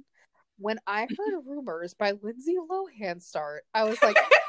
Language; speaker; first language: English; native; English